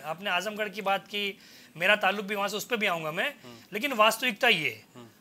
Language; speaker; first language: Hindi; native; Hindi